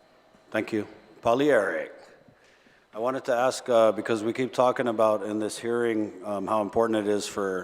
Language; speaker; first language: English; early bilingual, other home language; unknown